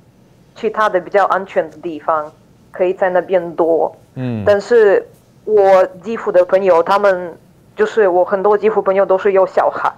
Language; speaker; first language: Chinese; non-native, fluent; Ukrainian